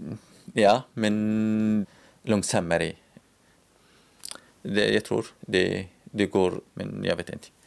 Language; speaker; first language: Swedish; non-native, learner; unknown